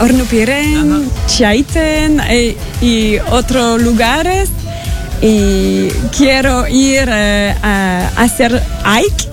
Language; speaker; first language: Spanish; non-native, learner; French